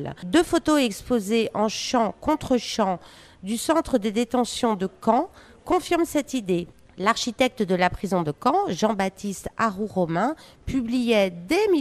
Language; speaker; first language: French; native; French